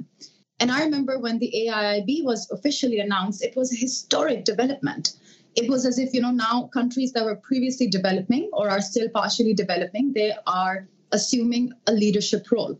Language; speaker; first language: English; non-native, local second language; Urdu